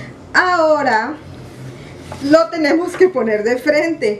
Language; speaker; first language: Spanish; native; Spanish